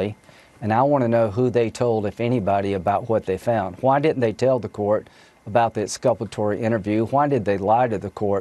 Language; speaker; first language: English; native; English